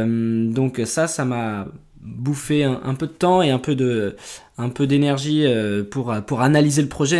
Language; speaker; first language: French; native; French